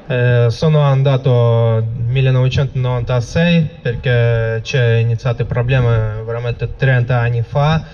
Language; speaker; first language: Italian; non-native, learner; Russian